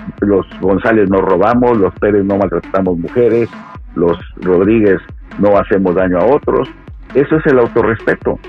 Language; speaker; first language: Spanish; native; Spanish